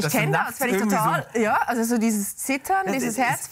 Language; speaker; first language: German; native; German